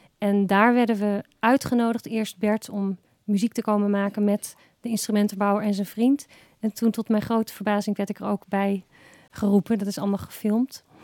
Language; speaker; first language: Dutch; native; Dutch